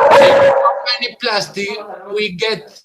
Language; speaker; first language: English; non-native, learner; Spanish